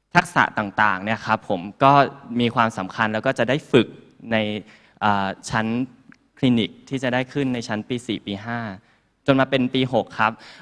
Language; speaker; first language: Thai; native; Thai